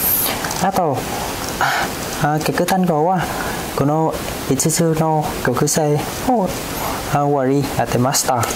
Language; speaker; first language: Japanese; non-native, fluent; Vietnamese